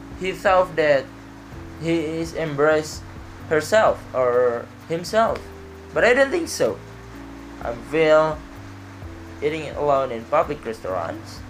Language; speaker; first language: English; non-native, learner; Indonesian